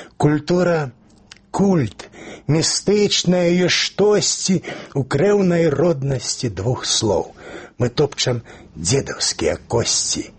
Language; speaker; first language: Belarusian; native; Belarusian